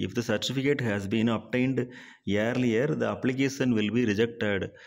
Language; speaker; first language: English; non-native, local second language; Tamil